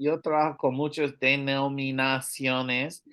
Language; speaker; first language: Spanish; non-native, learner; English